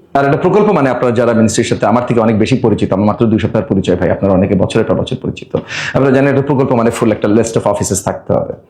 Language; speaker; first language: Bangla; native; Bangla